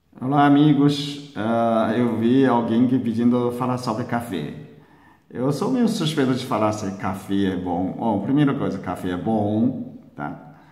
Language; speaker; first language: Portuguese; non-native, fluent; Chinese